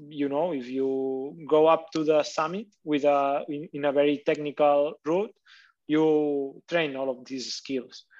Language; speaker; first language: English; non-native, learner; Catalan